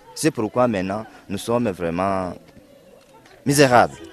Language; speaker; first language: French; non-native, local second language; Kinyarwanda